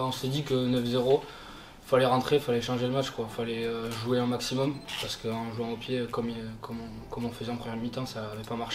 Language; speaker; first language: French; native; French